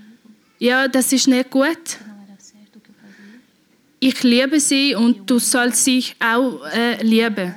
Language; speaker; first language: German; non-native, learner; Portuguese